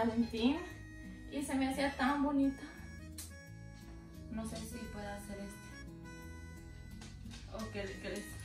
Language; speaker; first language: Spanish; early bilingual, heritage; Spanish